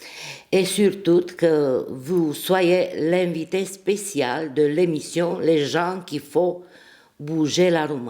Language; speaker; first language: French; non-native, fluent; Romanian